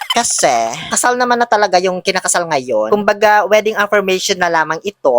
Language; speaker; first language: Filipino; non-native, local second language; Pangasinan